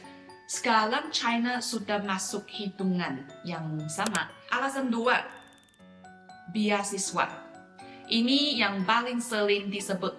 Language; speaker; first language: Indonesian; non-native, fluent; Chinese